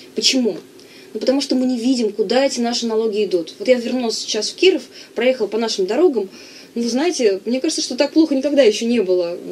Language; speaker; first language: Russian; native; Russian